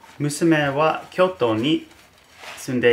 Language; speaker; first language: Japanese; non-native, learner; English